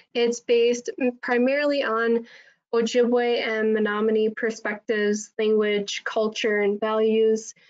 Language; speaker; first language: English; native; English